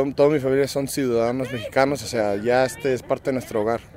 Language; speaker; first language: Spanish; early bilingual, other home language; English